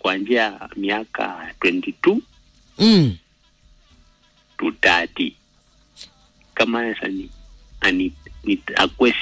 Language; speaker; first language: Swahili; non-native, local second language; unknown